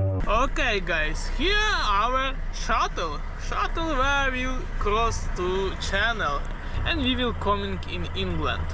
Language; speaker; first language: English; non-native, learner; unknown